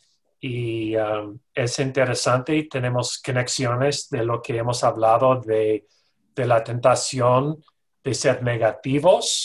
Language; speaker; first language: Spanish; non-native, fluent; English